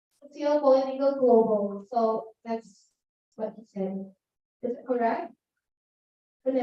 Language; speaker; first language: English; non-native, learner; Indonesian